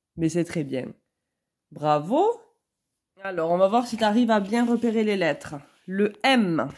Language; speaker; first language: French; native; French